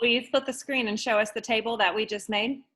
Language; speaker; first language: English; native; English